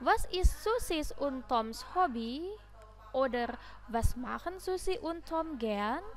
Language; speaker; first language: German; non-native, learner; Indonesian